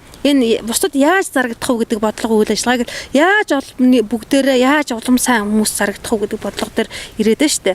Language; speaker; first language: Mongolian; native; Mongolian